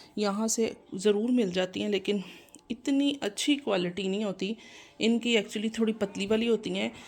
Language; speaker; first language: Urdu; non-native, local second language; Punjabi